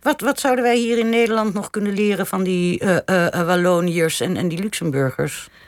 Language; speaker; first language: Dutch; native; Dutch